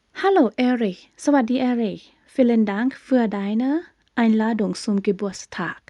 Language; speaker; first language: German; non-native, fluent; Thai